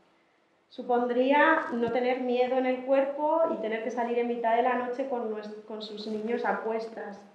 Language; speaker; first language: Spanish; native; Spanish